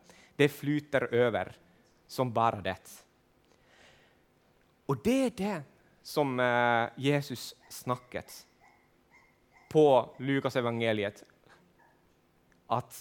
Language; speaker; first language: Swedish; non-native, fluent; Finnish